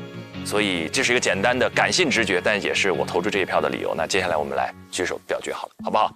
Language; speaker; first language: Chinese; native; Chinese